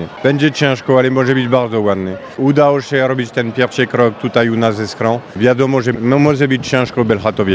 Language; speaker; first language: Polish; non-native, fluent; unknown